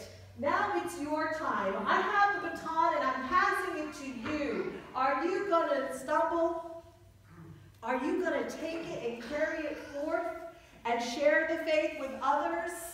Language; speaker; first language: English; native; English